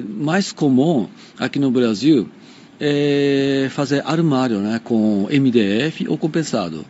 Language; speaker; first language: Portuguese; non-native, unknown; Japanese